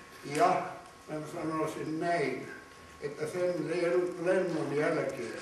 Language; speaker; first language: Finnish; native; Finnish